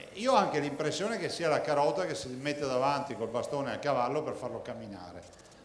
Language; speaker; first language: Italian; non-native, local second language; Venetian